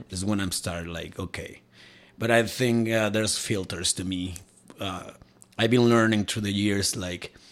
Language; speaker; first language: English; non-native, fluent; Spanish